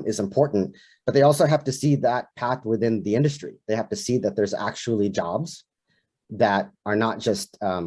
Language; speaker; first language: English; native; English